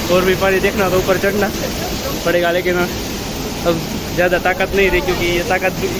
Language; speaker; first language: Hindi; non-native, local second language; Gujarati